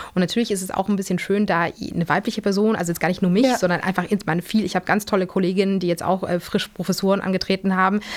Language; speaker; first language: German; early bilingual, other home language; Polish